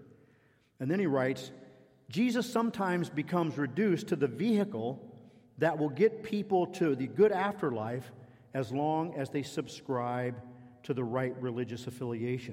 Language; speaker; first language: English; native; English